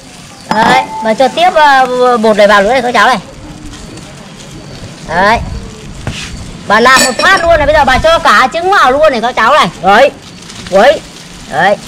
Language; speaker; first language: Vietnamese; native; Vietnamese